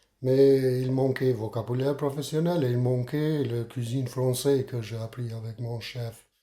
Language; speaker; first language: French; non-native, learner; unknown